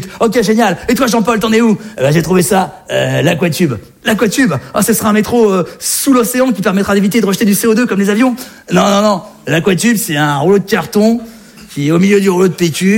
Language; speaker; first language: French; native; French